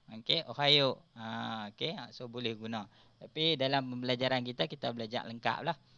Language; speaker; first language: Malay; native; Malay